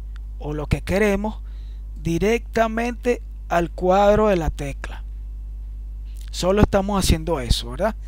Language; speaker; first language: Spanish; native; Spanish